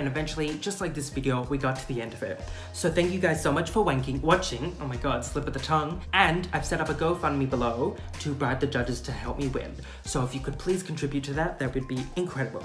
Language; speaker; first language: English; native; English